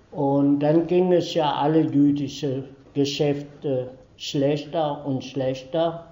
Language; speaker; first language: German; early bilingual, heritage; German